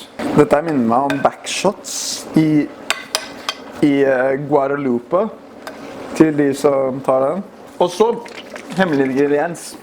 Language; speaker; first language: Norwegian; native; Norwegian